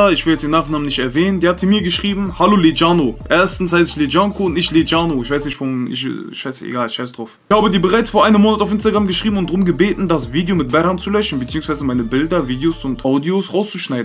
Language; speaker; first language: German; early bilingual, other home language; Turkish